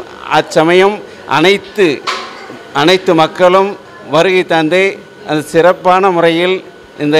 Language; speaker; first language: Tamil; native; Tamil